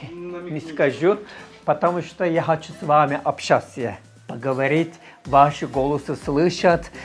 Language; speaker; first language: Russian; non-native, learner; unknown